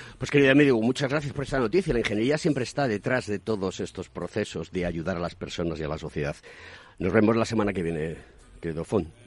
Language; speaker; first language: Spanish; native; Spanish